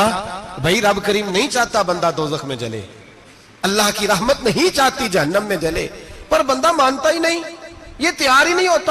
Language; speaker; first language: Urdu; non-native, local second language; Punjabi